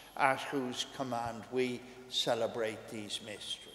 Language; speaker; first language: English; native; English